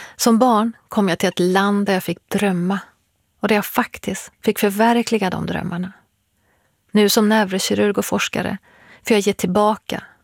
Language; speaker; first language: Swedish; early bilingual, other home language; Persian